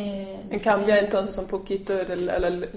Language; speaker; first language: Spanish; non-native, learner; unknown